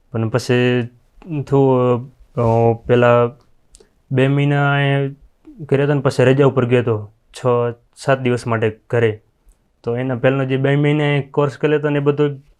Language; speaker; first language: Gujarati; non-native, local second language; Kachhi